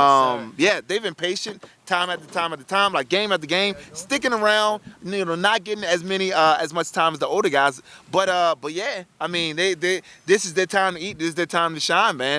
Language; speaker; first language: English; native; English